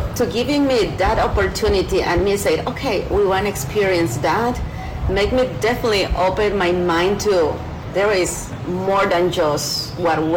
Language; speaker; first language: English; non-native, fluent; Quechua